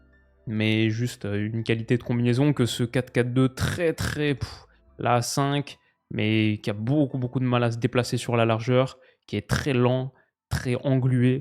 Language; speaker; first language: French; native; French